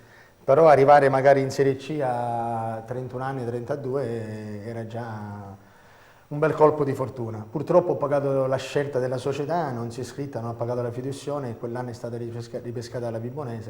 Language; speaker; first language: Italian; native; Italian